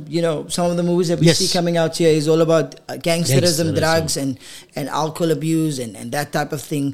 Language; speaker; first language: English; non-native, local second language; Afrikaans